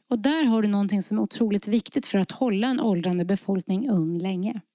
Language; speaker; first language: Swedish; early bilingual, other home language; Norwegian